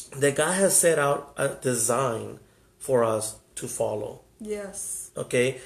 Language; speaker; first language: English; early bilingual, other home language; Spanish